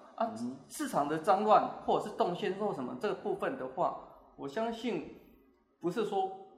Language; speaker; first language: Chinese; native; Chinese